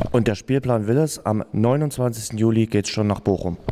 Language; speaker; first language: German; native; German